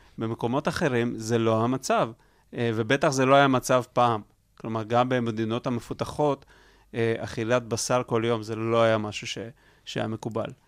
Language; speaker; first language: Hebrew; early bilingual, other home language; Russian